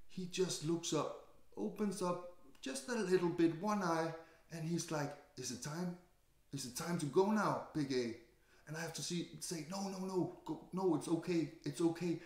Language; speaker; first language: English; non-native, fluent; Danish